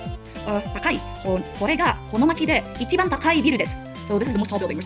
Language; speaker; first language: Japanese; non-native, learner; English